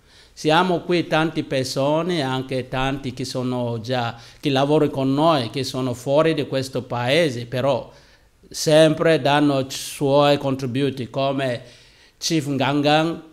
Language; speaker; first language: Italian; non-native, learner; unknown